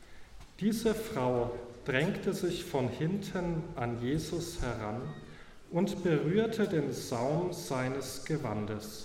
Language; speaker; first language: German; native; German